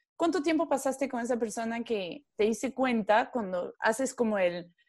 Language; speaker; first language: Spanish; non-native, fluent; French